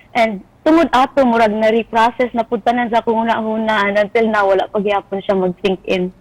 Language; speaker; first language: Cebuano; native; Cebuano